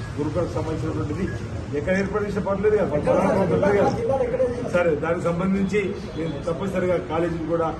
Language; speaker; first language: Telugu; native; Telugu